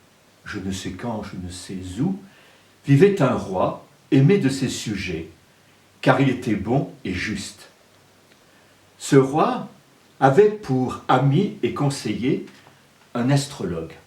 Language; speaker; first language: French; native; French